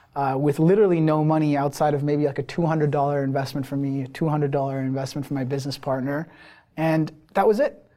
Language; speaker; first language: English; early bilingual, other home language; Persian